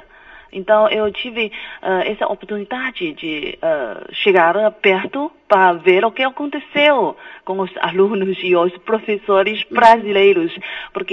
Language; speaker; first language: Portuguese; non-native, fluent; Chinese